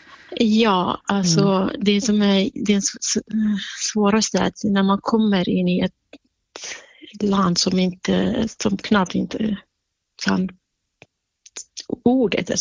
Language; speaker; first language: Swedish; non-native, fluent; Central Kurdish